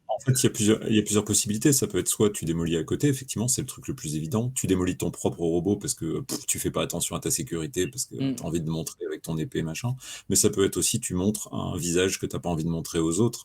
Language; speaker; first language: French; native; French